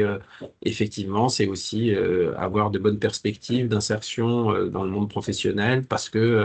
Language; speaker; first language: French; native; French